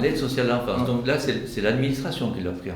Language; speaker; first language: French; native; French